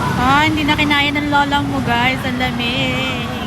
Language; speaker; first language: Filipino; native; Filipino